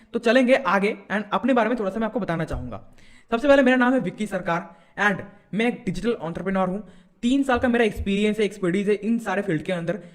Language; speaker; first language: Hindi; non-native, local second language; Bangla